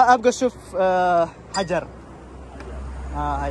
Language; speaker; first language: Arabic; non-native, learner; Indonesian